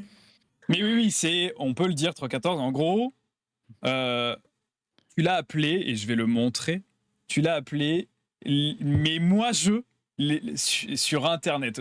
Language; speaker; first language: French; native; French